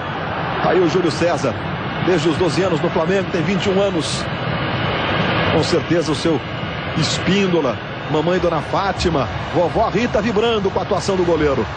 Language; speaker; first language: Portuguese; native; Portuguese